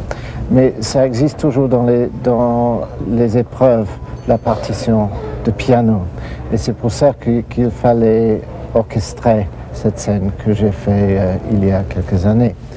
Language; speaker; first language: French; non-native, fluent; English